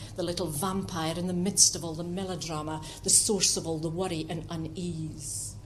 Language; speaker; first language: English; native; English